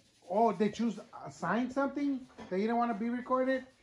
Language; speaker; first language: English; early bilingual, other home language; Spanish